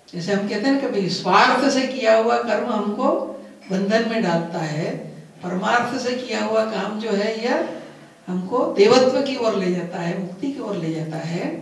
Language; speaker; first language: Hindi; non-native, local second language; Gujarati